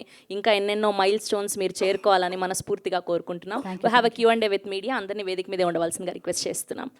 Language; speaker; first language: Telugu; native; Telugu